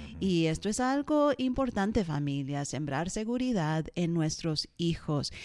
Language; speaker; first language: Spanish; early bilingual, heritage; Spanish